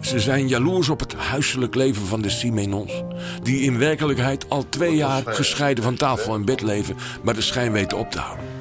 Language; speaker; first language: Dutch; native; Dutch